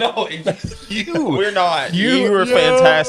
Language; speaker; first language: English; native; English